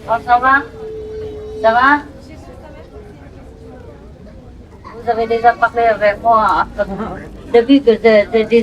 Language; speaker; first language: French; non-native, learner; Vietnamese